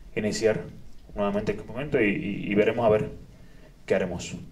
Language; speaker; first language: Spanish; native; Spanish